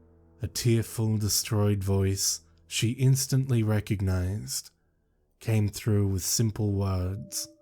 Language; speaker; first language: English; native; English